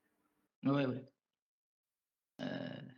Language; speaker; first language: French; non-native, learner; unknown